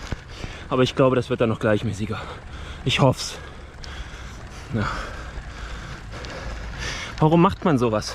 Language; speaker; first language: German; native; German